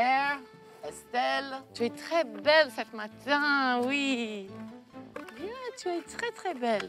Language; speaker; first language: French; non-native, learner; English